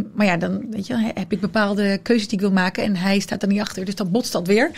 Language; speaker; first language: Dutch; early bilingual, other home language; Arabic